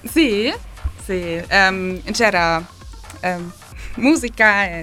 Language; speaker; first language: Italian; non-native, learner; German